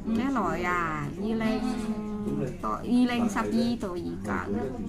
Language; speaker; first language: Cantonese; non-native, learner; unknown